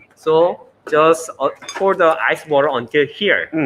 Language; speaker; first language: English; non-native, learner; Korean